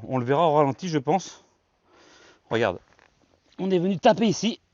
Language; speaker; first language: French; native; French